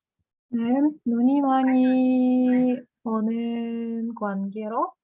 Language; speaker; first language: Korean; non-native, learner; Russian